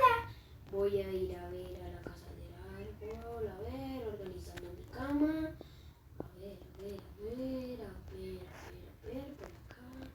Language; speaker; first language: Spanish; native; Spanish